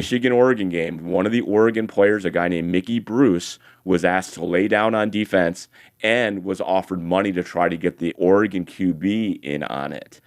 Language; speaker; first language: English; native; English